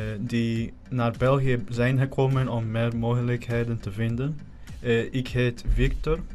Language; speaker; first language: Dutch; non-native, learner; Spanish